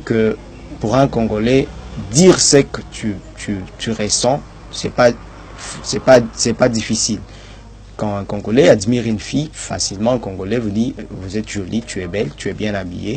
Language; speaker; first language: French; non-native, local second language; Swahili